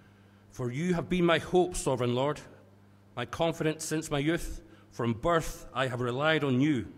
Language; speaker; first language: English; native; English